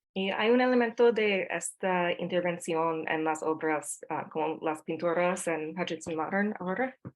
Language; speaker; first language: Spanish; non-native, fluent; English